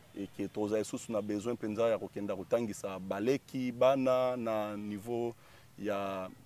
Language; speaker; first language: Lingala; native; Lingala